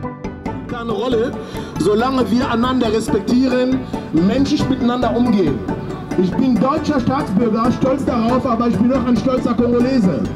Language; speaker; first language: German; non-native, fluent; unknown